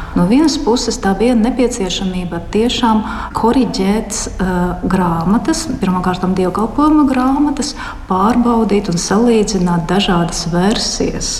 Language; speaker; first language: Latvian; non-native, local second language; Russian